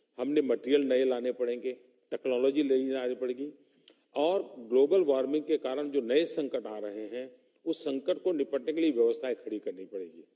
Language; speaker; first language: Hindi; non-native, local second language; Gujarati